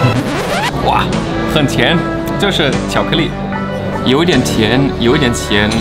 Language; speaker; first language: Chinese; non-native, fluent; German